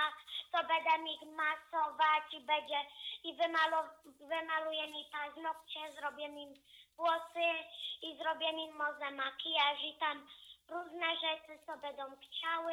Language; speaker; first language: Polish; early bilingual, heritage; Polish